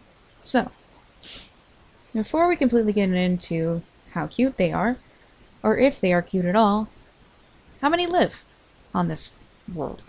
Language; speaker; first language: English; native; English